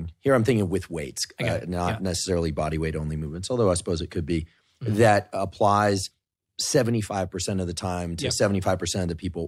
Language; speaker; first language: English; native; English